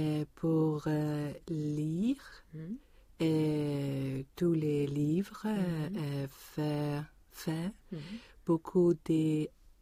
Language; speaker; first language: French; non-native, learner; Swedish